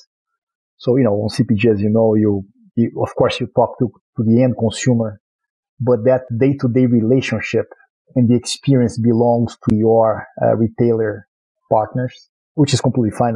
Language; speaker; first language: English; non-native, fluent; Portuguese